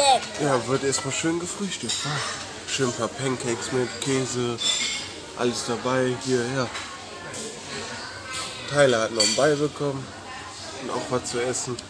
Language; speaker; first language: German; native; German